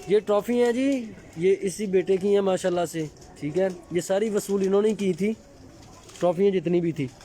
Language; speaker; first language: Urdu; non-native, local second language; Punjabi